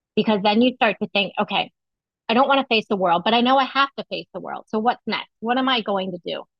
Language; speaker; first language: English; native; English